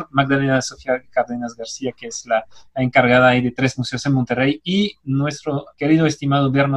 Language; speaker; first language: Spanish; native; Spanish